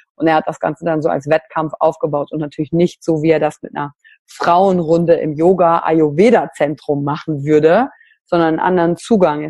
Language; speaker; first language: German; native; German